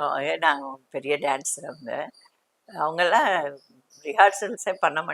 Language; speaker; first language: Tamil; non-native, local second language; Telugu